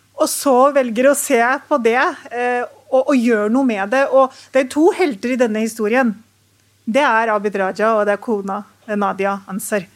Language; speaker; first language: Norwegian; early bilingual, other home language; Urdu